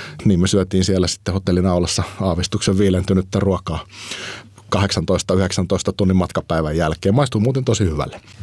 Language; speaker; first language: Finnish; native; Finnish